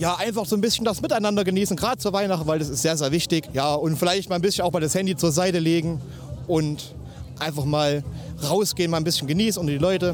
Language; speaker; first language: German; native; German